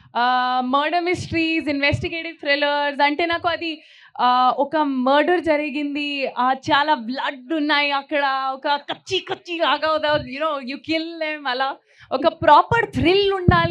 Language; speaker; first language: Telugu; non-native, fluent; Hindi